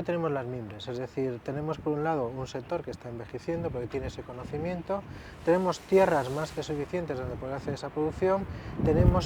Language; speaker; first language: Spanish; native; Spanish